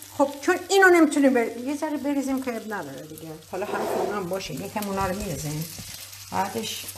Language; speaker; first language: Persian; native; Persian